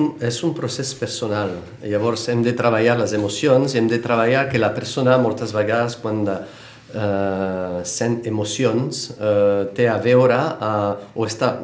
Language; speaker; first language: Catalan; non-native, fluent; French